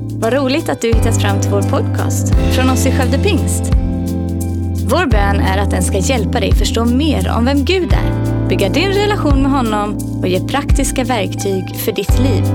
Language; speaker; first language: Swedish; native; Swedish